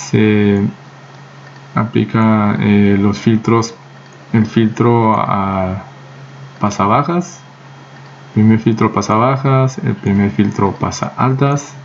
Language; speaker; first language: Spanish; native; Spanish